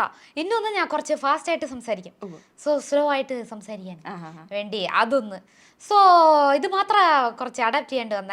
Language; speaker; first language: Malayalam; non-native, local second language; Tamil